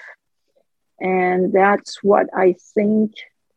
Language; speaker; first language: English; non-native, fluent; French